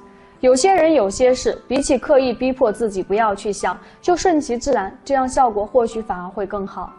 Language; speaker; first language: Chinese; native; Chinese